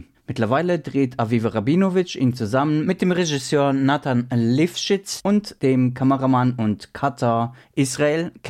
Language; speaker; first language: German; native; German